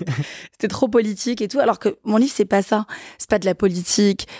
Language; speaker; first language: French; early bilingual, other home language; Kabuverdianu